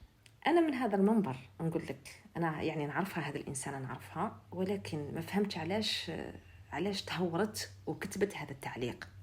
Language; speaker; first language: Arabic; native; Arabic